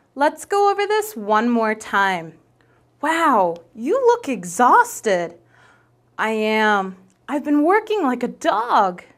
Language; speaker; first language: English; native; English